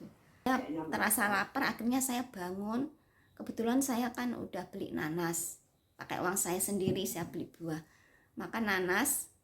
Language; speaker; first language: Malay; non-native, local second language; Javanese